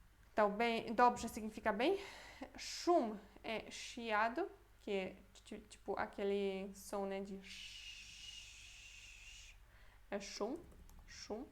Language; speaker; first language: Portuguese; non-native, fluent; Polish